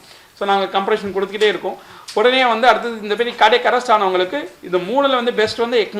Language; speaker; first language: Tamil; native; Tamil